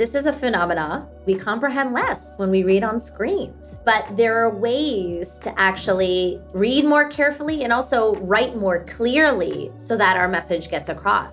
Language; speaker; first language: English; early bilingual, other home language; Hindi